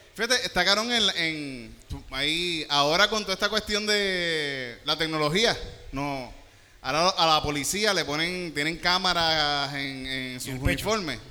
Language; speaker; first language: Spanish; native; Spanish